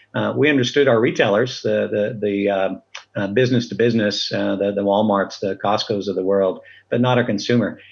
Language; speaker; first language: English; native; English